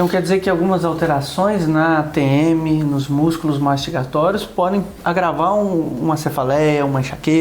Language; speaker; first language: Portuguese; native; Portuguese